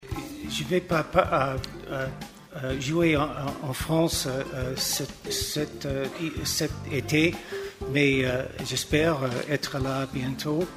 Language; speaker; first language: French; non-native, learner; English